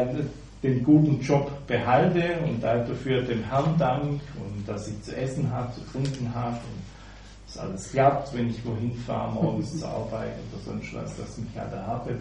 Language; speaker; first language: German; native; German